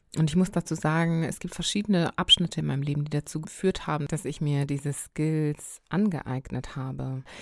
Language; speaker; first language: German; early bilingual, other home language; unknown